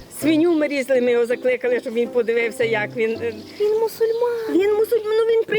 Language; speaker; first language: Ukrainian; native; Ukrainian